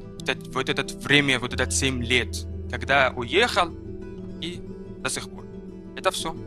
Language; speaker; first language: Russian; non-native, learner; Arabic